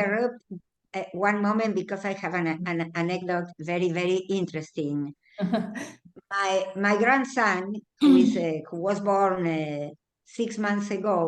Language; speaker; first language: English; non-native, learner; Spanish